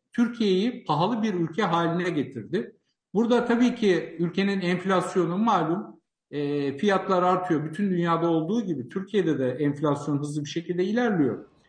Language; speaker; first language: Turkish; native; Turkish